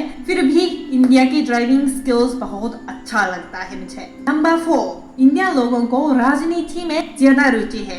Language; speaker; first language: Hindi; non-native, fluent; Japanese